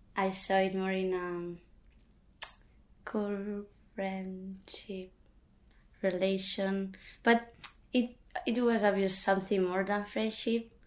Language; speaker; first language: English; non-native, fluent; Catalan